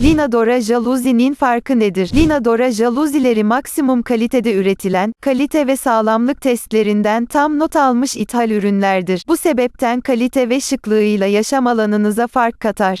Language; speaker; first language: Turkish; native; Turkish